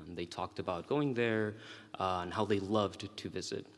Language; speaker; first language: English; early bilingual, other home language; Spanish